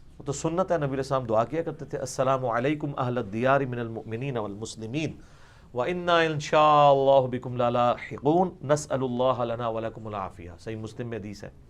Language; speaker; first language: Urdu; non-native, local second language; Punjabi